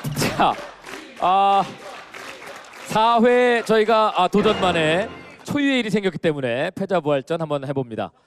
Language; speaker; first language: Korean; native; Korean